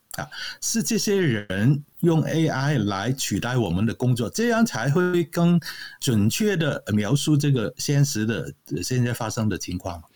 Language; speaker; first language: Chinese; non-native, local second language; Cantonese